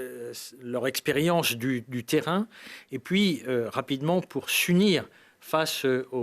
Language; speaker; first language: French; native; French